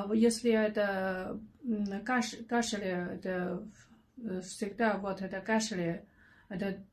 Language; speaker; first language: Russian; non-native, learner; Chinese